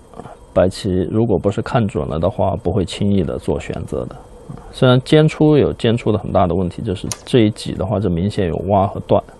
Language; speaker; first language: Chinese; native; Chinese